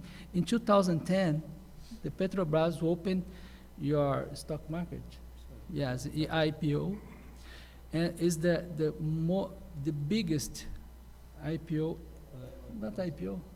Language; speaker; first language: English; non-native, learner; Portuguese